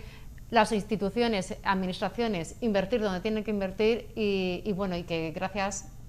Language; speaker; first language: Spanish; native; Spanish